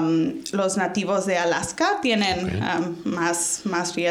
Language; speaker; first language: Spanish; early bilingual, heritage; Spanish